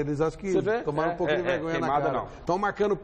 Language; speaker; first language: Portuguese; native; Portuguese